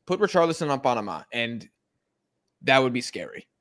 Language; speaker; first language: English; native; English